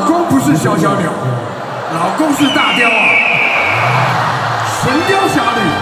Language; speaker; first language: Chinese; native; Chinese